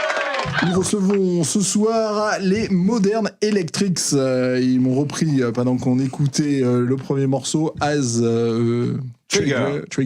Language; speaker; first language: French; native; French